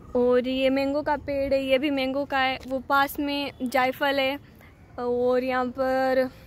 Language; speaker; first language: Hindi; native; Hindi